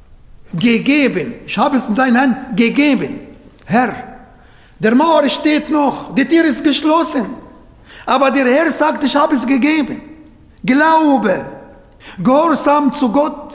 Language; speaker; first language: German; non-native, fluent; Arabic